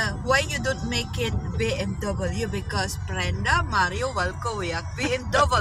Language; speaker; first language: English; non-native, local second language; Filipino